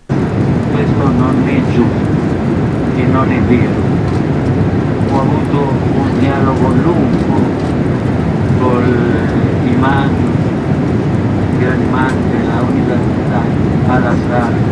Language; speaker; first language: Italian; non-native, fluent; Spanish